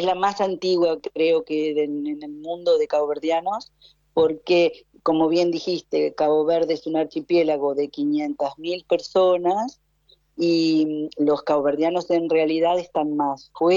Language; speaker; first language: Spanish; native; Spanish